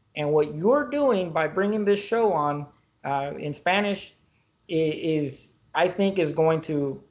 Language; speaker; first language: English; early bilingual, other home language; Spanish